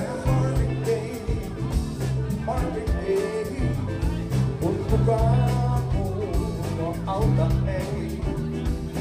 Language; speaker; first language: Finnish; native; Finnish